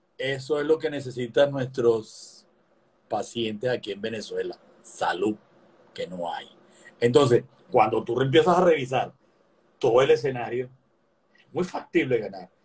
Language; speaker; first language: Spanish; native; Spanish